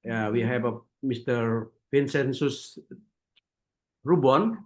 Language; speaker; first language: English; non-native, learner; Indonesian